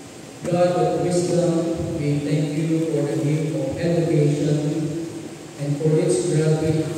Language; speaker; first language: English; non-native, local second language; Filipino